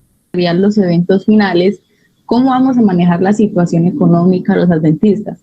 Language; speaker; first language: Spanish; native; Spanish